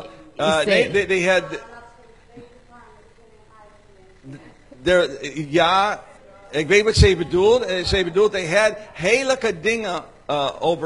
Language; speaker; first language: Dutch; non-native, learner; English